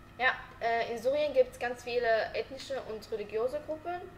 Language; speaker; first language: German; non-native, learner; Arabic